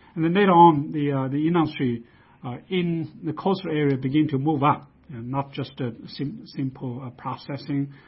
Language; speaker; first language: English; non-native, fluent; Chinese